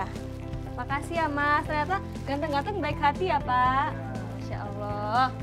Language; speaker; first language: Indonesian; native; Indonesian